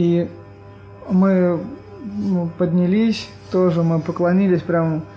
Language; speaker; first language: Russian; native; Russian